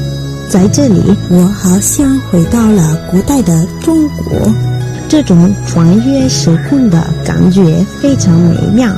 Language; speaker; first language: Chinese; non-native, fluent; Italian